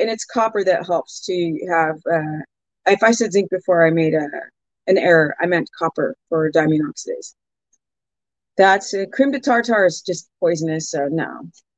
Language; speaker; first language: English; native; English